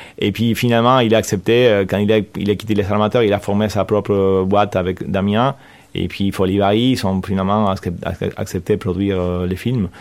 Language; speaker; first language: French; non-native, fluent; Spanish